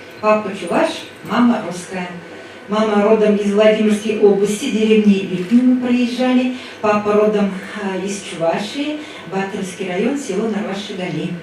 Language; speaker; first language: Russian; native; Russian